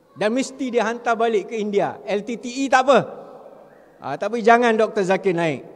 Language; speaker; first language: Malay; native; Malay